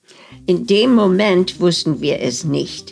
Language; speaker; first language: German; early bilingual, heritage; German